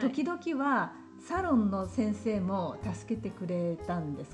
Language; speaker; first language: Japanese; native; Japanese